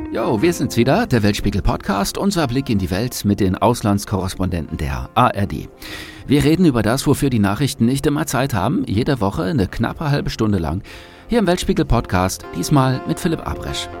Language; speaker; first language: German; native; German